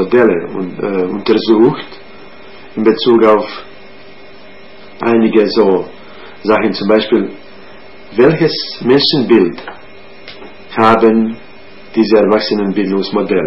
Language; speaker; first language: German; non-native, fluent; Croatian